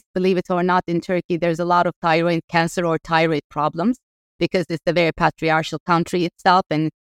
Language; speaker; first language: English; non-native, fluent; Turkish